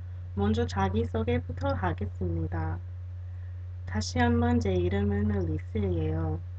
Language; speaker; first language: Korean; non-native, fluent; English